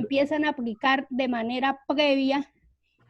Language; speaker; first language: Spanish; native; Spanish